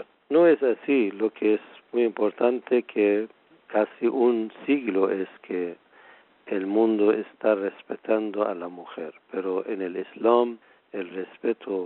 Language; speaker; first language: Spanish; non-native, fluent; Persian